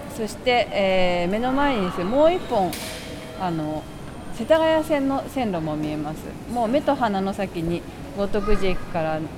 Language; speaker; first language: Japanese; native; Japanese